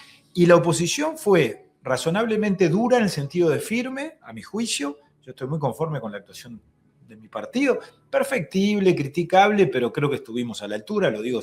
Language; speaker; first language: Spanish; native; Spanish